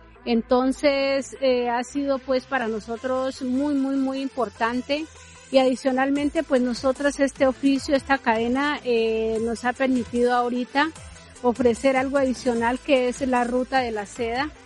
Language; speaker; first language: Spanish; native; Spanish